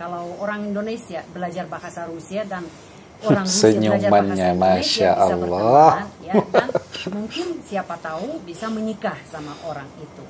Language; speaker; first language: Indonesian; non-native, fluent; Russian